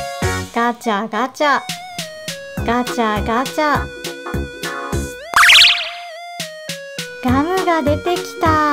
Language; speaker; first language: Japanese; native; Japanese